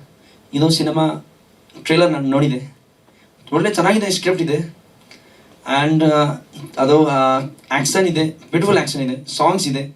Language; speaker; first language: Kannada; non-native, learner; Hindi